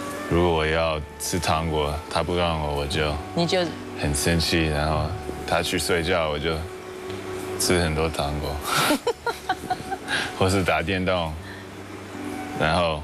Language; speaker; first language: Chinese; early bilingual, heritage; English